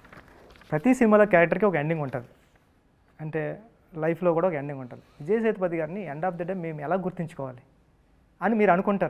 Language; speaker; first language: Telugu; native; Telugu